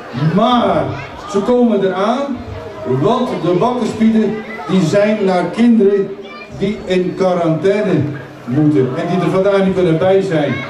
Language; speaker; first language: Dutch; native; Dutch